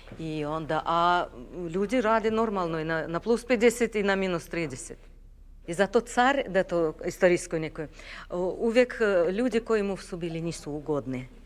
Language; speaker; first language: Serbian; non-native, fluent; Russian